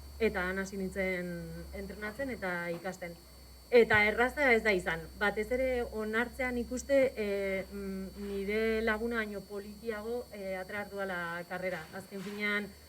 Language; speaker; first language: Basque; native; Basque